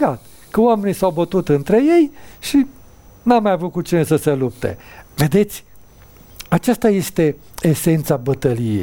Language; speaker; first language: Romanian; native; Romanian